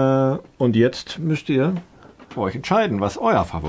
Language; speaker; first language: German; native; German